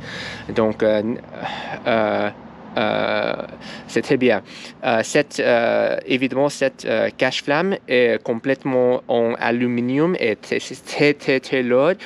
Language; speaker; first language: French; non-native, learner; English